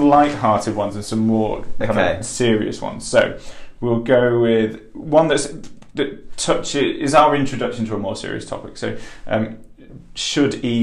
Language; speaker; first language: English; native; English